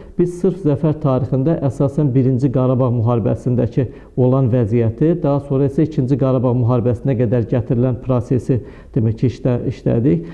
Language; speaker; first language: Azerbaijani; native; Azerbaijani